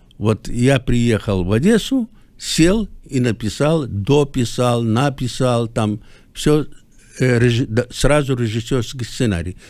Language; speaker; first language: Russian; native; Russian